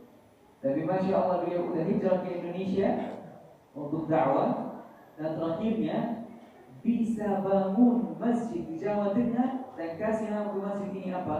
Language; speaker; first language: Indonesian; non-native, fluent; Arabic